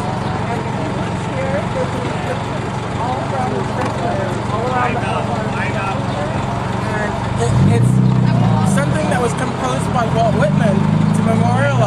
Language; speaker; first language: English; native; English